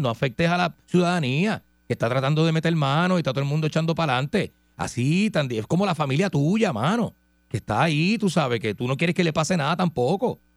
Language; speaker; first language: Spanish; native; Spanish